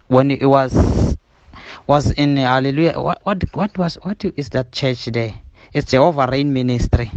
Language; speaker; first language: English; non-native, learner; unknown